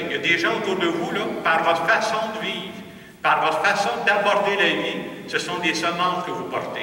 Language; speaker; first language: French; native; French